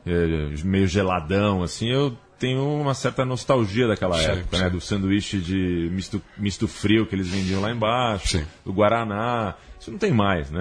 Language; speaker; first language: Portuguese; native; Portuguese